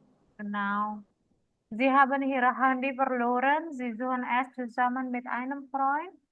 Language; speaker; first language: German; non-native, fluent; Indonesian